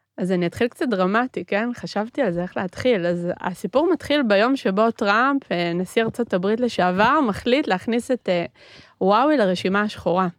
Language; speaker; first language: Hebrew; early bilingual, other home language; Spanish